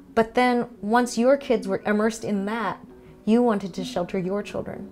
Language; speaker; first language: English; native; English